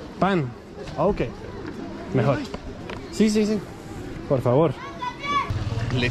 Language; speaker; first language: Spanish; non-native, learner; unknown